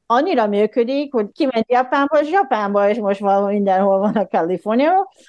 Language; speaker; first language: Hungarian; non-native, fluent; Japanese